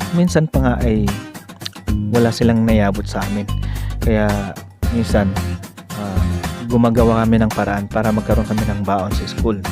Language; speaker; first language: Filipino; native; Filipino